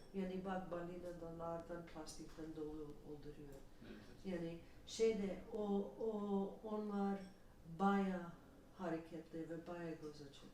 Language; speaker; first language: Turkish; non-native, learner; English